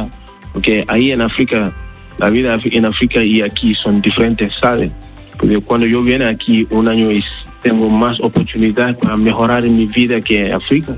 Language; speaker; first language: Spanish; non-native, learner; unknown